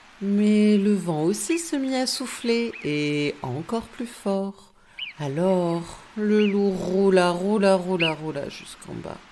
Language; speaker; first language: French; native; French